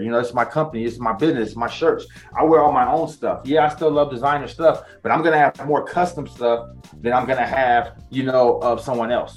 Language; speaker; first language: English; native; English